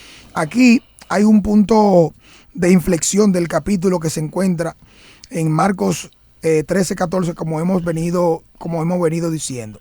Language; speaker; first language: Spanish; native; Spanish